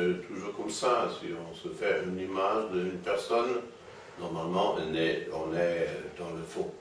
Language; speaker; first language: French; non-native, fluent; German